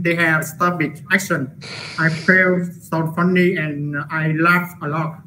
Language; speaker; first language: English; non-native, learner; Vietnamese